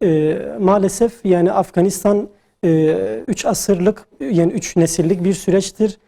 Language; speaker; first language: Turkish; native; Turkish